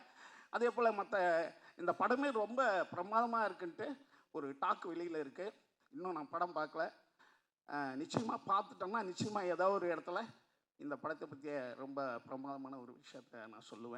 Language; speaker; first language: Tamil; native; Tamil